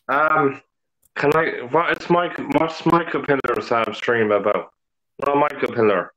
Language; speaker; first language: English; native; English